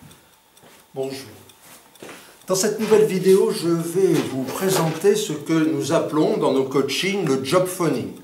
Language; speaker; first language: French; native; French